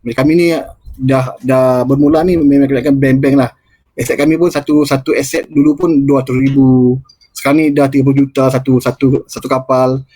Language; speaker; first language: Malay; native; Malay